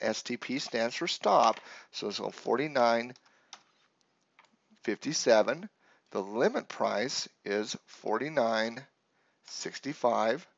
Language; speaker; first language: English; native; English